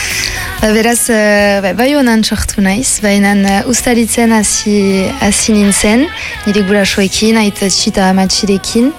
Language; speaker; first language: Basque; non-native, local second language; French